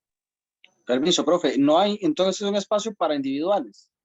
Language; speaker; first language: Spanish; native; Spanish